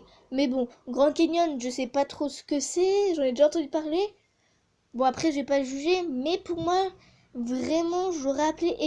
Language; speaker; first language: French; native; French